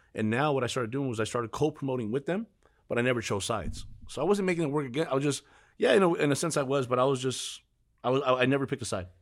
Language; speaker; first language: English; native; English